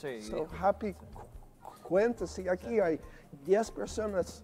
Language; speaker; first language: Spanish; non-native, learner; English